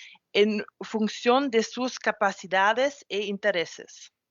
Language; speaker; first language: Spanish; non-native, fluent; German